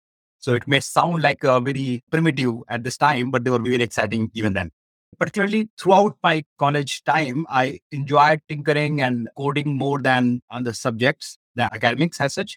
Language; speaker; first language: English; non-native, local second language; Hindi